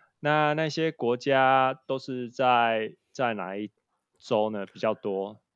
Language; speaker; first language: Chinese; native; Chinese